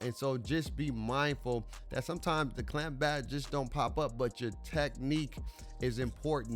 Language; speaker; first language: English; native; English